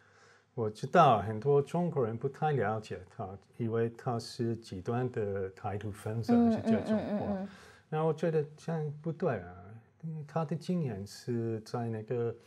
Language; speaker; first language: Chinese; non-native, fluent; English